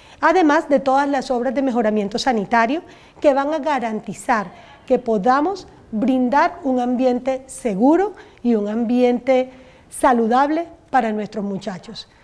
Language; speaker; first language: Spanish; native; Spanish